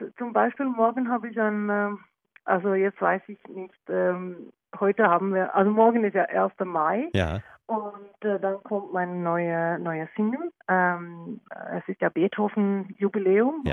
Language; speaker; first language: German; non-native, learner; Norwegian